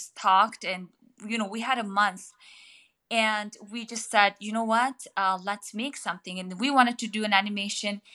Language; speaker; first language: English; non-native, fluent; Mongolian